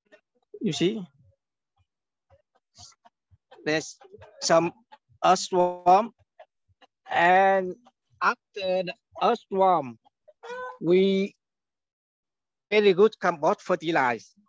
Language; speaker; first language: English; non-native, learner; Vietnamese